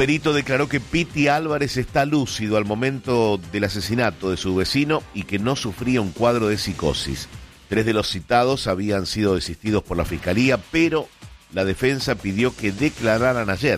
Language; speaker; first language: Spanish; native; Spanish